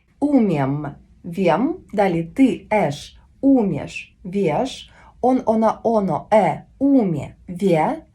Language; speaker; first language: Polish; non-native, fluent; Ukrainian